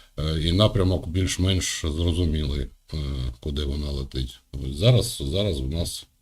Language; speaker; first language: Ukrainian; non-native, local second language; Russian